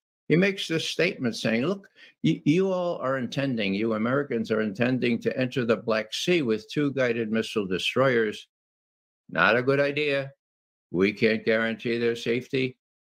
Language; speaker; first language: English; native; English